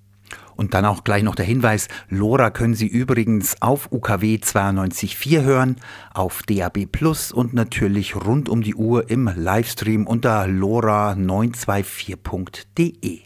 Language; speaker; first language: German; native; German